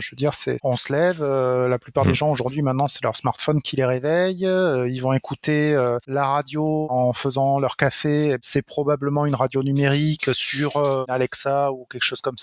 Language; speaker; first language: French; native; French